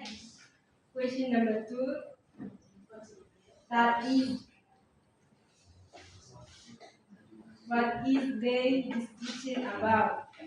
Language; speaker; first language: English; non-native, learner; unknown